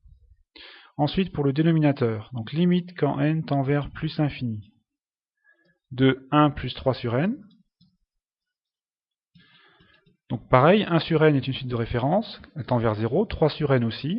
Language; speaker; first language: French; native; French